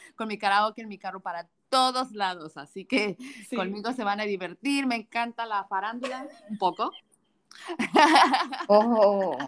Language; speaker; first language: Spanish; native; Spanish